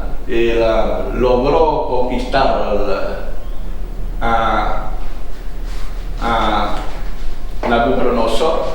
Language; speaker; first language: Spanish; non-native, fluent; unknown